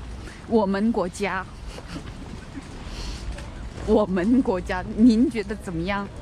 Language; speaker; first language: Chinese; non-native, fluent; Korean